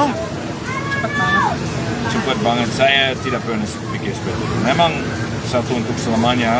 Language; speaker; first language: Indonesian; non-native, fluent; English